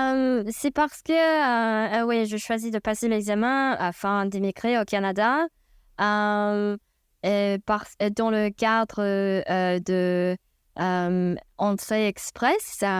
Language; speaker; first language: French; non-native, fluent; Chinese